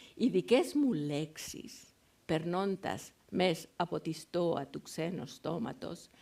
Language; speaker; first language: Greek; non-native, fluent; Spanish